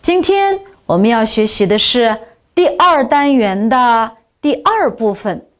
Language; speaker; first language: Chinese; non-native, local second language; Uyghur